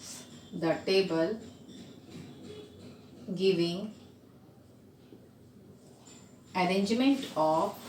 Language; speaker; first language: English; non-native, local second language; Hindi